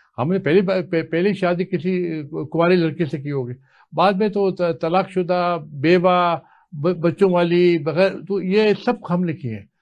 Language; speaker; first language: Urdu; native; Urdu